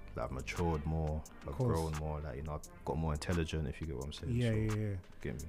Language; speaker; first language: English; native; English